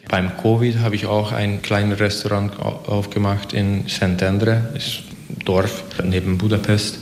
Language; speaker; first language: German; non-native, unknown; Hungarian